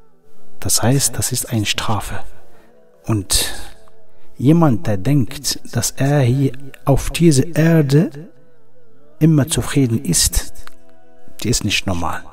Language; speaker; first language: German; non-native, fluent; Arabic